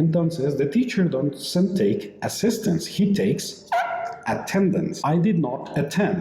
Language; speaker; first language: English; non-native, fluent; Spanish